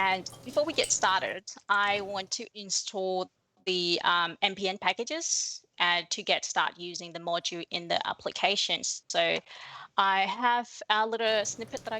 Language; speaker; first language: English; non-native, fluent; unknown